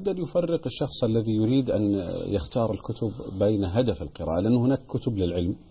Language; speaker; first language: Arabic; native; Arabic